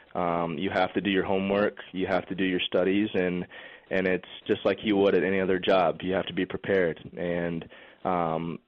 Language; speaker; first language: English; native; English